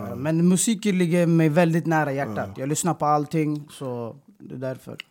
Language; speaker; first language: Swedish; early bilingual, other home language; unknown